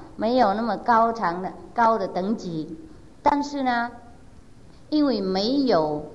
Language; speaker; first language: Chinese; non-native, fluent; Vietnamese